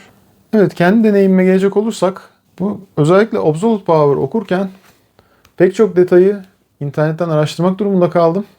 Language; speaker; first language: Turkish; native; Turkish